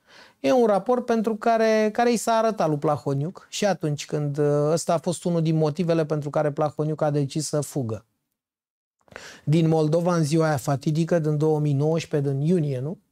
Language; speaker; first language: Romanian; native; Romanian